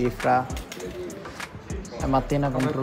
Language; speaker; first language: Italian; non-native, learner; Bangla